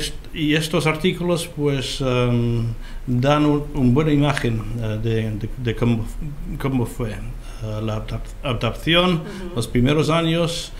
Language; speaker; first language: Spanish; non-native, fluent; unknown